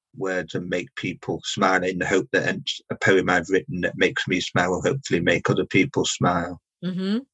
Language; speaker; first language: English; native; English